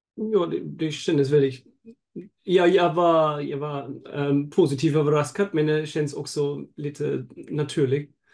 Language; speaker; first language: Swedish; non-native, fluent; German